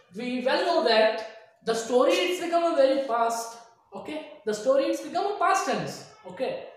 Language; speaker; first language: English; non-native, local second language; Kannada